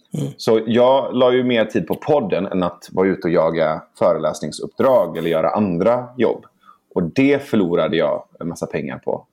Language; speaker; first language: Swedish; early bilingual, other home language; Persian